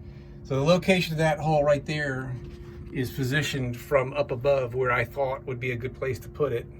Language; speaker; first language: English; native; English